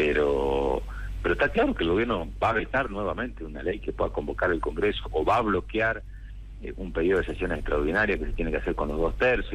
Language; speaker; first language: Spanish; native; Spanish